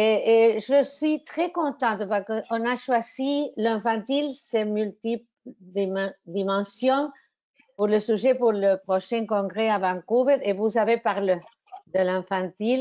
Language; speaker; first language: French; non-native, fluent; Spanish